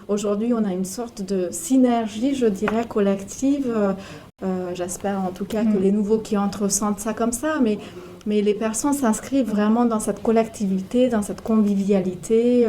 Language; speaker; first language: French; native; French